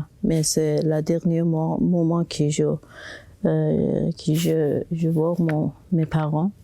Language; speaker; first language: French; non-native, local second language; Persian